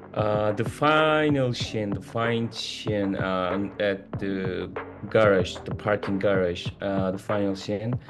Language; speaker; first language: English; non-native, learner; Turkish